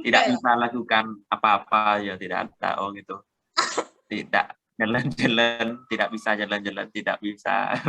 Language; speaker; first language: Indonesian; non-native, learner; Khmer